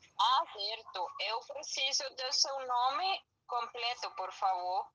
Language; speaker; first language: Portuguese; non-native, learner; Spanish